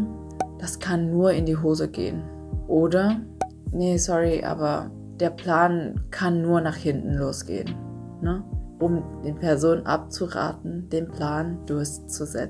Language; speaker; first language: German; non-native, fluent; Vietnamese